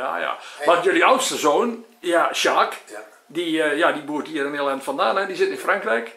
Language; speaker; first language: Dutch; native; Dutch